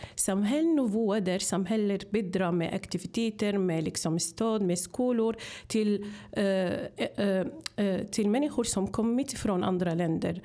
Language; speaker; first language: Swedish; non-native, fluent; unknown